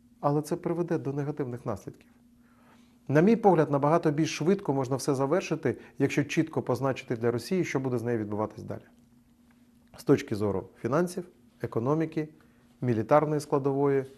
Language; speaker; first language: Ukrainian; native; Ukrainian